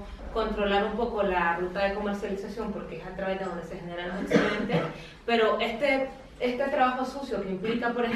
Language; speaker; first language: Spanish; native; Spanish